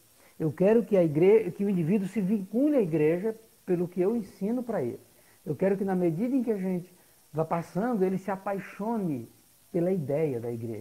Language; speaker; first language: Portuguese; native; Portuguese